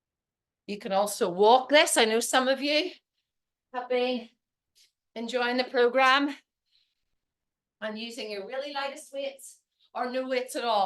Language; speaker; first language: English; native; English